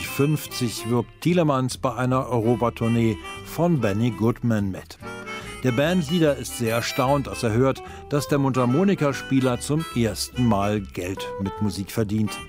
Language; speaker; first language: German; native; German